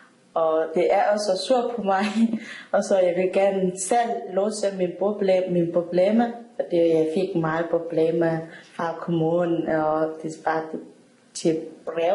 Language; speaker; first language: Danish; non-native, learner; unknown